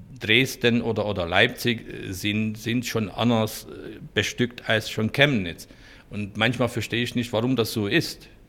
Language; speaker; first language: German; non-native, fluent; Hungarian